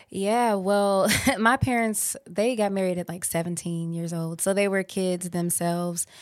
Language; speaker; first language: English; native; English